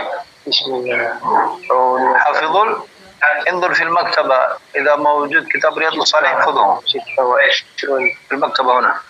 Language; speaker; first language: Arabic; non-native, fluent; Indonesian